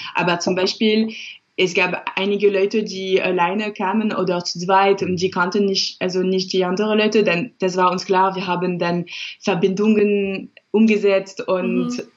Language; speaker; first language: German; non-native, fluent; French